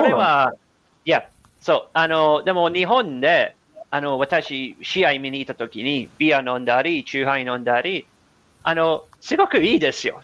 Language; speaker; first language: Japanese; non-native, learner; English